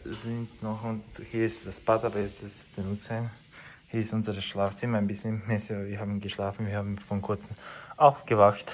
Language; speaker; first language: German; non-native, fluent; Croatian